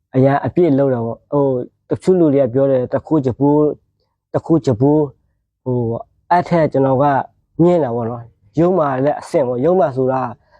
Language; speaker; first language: Burmese; native; Burmese